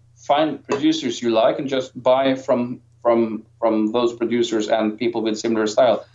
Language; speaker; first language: English; non-native, fluent; Norwegian